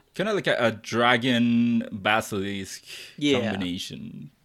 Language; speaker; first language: English; non-native, fluent; Spanish